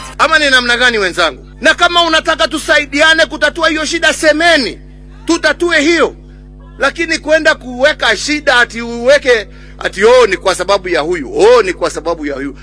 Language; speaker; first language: Swahili; non-native, local second language; Kikuyu